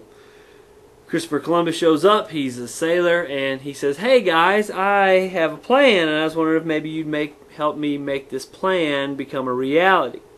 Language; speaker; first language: English; native; English